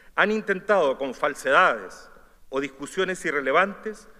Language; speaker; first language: Spanish; native; Spanish